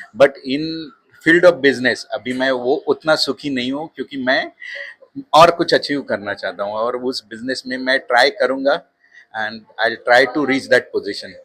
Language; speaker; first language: Hindi; non-native, local second language; Marathi